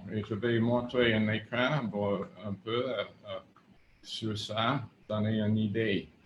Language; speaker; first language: French; non-native, fluent; English